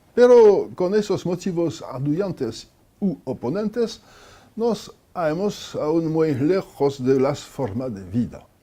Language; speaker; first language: Spanish; non-native, fluent; French